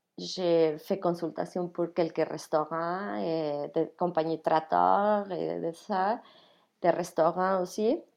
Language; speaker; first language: French; non-native, fluent; Spanish